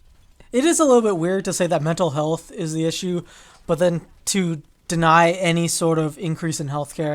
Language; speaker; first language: English; native; English